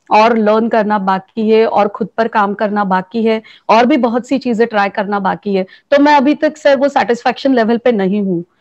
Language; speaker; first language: Hindi; native; Hindi